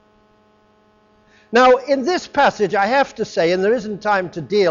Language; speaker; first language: English; native; English